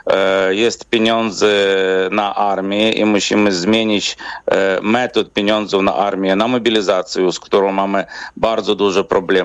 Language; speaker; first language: Polish; non-native, fluent; Ukrainian